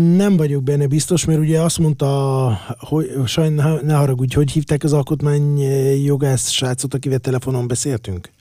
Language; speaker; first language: Hungarian; native; Hungarian